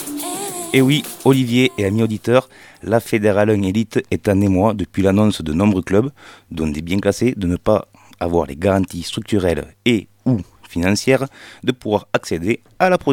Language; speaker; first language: French; native; French